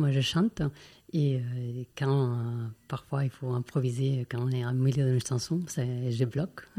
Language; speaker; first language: French; non-native, fluent; Spanish